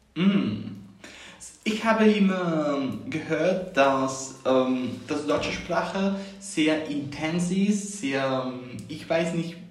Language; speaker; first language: German; non-native, learner; Spanish